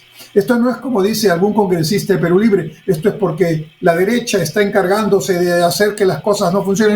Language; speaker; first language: Spanish; native; Spanish